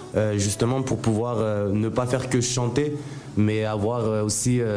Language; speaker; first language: French; native; French